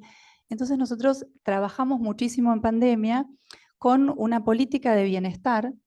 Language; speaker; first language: Spanish; native; Spanish